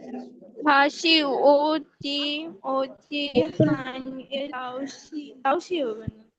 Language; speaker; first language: Chinese; non-native, learner; Bangla